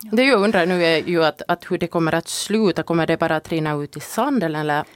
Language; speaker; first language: Swedish; native; Swedish